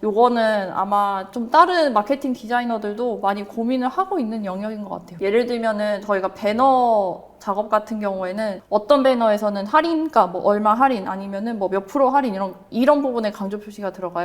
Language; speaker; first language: Korean; native; Korean